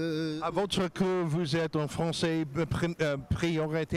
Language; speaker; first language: French; non-native, learner; English